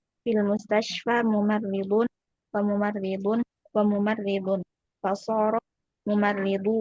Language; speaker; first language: Arabic; non-native, learner; Indonesian